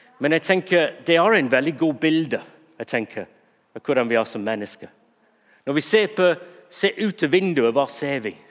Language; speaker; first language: Norwegian; non-native, fluent; English